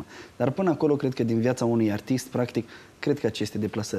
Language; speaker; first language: Romanian; native; Romanian